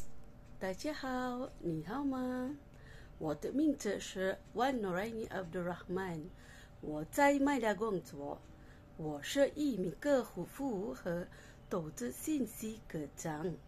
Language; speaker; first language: Chinese; non-native, learner; Malay